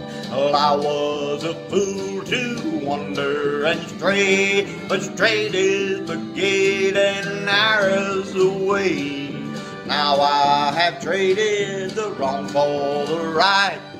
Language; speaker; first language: English; native; English